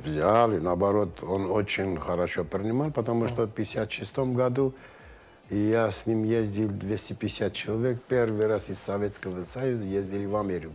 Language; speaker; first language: Russian; non-native, local second language; Armenian